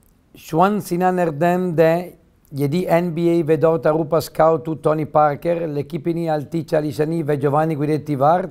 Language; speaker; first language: Turkish; non-native, learner; Italian